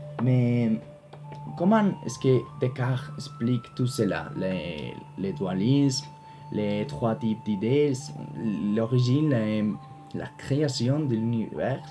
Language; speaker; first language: French; non-native, learner; Spanish